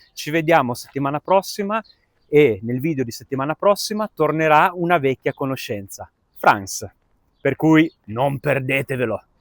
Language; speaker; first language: Italian; native; Italian